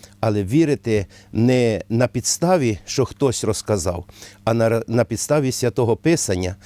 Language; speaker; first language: Ukrainian; native; Ukrainian